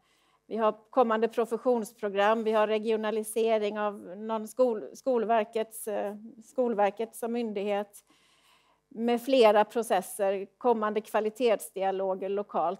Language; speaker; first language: Swedish; native; Swedish